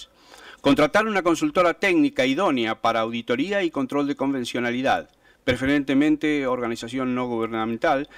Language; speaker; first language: Spanish; native; Spanish